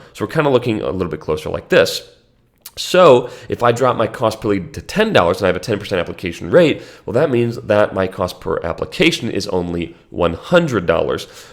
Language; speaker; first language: English; native; English